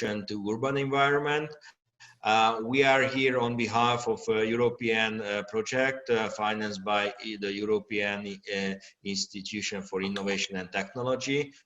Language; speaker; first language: English; non-native, fluent; Hungarian